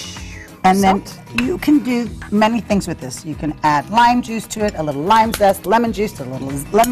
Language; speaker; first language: English; native; English